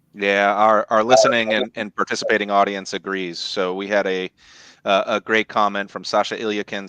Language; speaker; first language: English; native; English